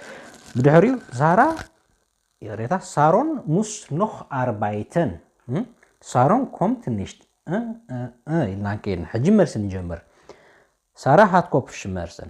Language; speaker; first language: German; non-native, fluent; Tigrinya